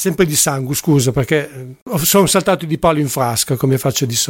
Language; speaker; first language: Italian; native; Italian